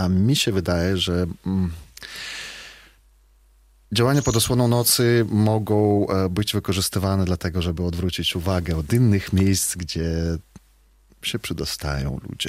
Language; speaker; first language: Polish; non-native, fluent; Belarusian